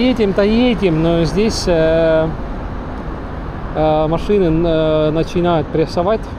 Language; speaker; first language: Russian; non-native, local second language; Estonian